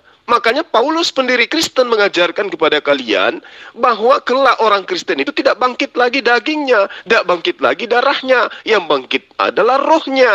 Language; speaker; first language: Indonesian; native; Indonesian